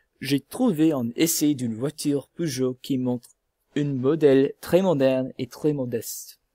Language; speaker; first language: French; non-native, learner; English